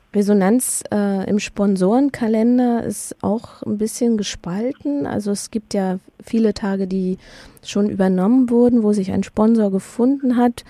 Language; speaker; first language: German; native; German